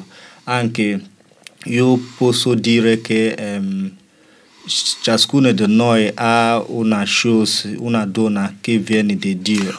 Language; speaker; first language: Italian; non-native, learner; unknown